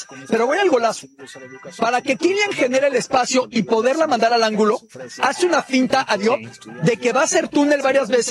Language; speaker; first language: Spanish; native; Spanish